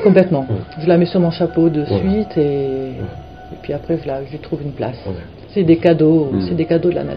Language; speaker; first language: French; native; French